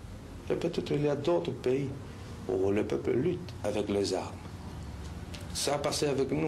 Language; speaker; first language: French; non-native, fluent; Spanish